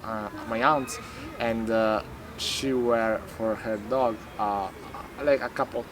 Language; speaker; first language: English; non-native, learner; Italian